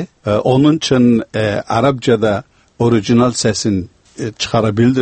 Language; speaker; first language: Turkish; non-native, learner; Uzbek